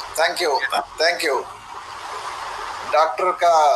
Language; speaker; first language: Hindi; non-native, local second language; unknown